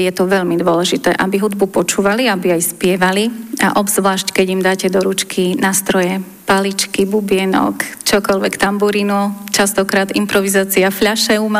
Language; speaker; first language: Slovak; non-native, local second language; Rusyn